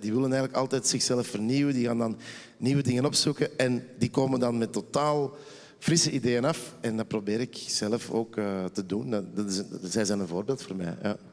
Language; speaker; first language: Dutch; native; Dutch